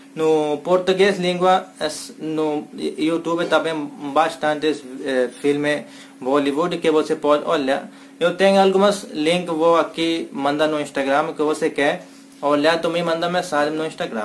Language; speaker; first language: Portuguese; non-native, learner; Hindi